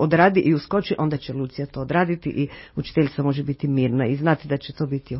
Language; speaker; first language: Croatian; native; Croatian